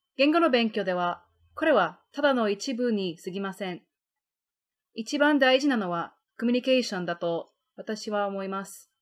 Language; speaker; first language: Japanese; non-native, fluent; English